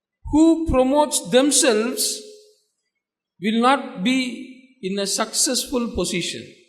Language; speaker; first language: English; non-native, local second language; Tamil